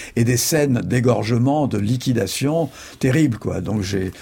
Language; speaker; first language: French; native; French